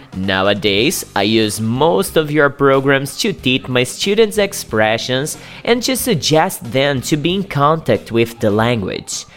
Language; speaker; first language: English; non-native, fluent; Portuguese